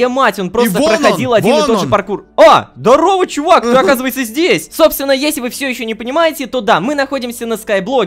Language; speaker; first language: Russian; native; Russian